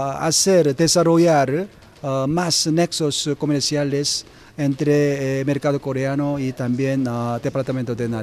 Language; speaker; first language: Spanish; non-native, learner; Korean